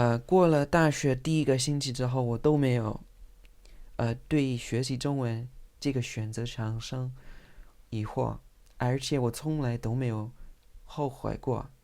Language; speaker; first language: Chinese; non-native, fluent; English